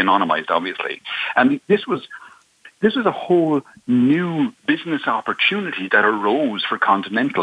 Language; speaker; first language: English; native; English